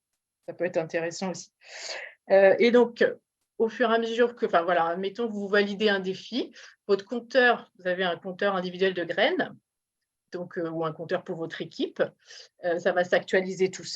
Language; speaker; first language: French; native; French